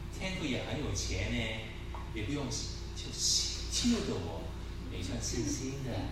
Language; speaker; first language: Chinese; non-native, local second language; Cantonese